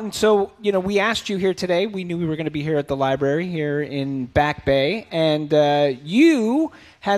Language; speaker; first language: English; native; English